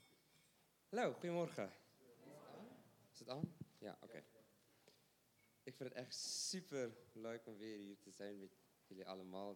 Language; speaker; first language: Dutch; non-native, learner; English